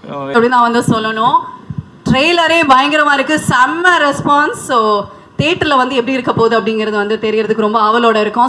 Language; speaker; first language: Tamil; native; Tamil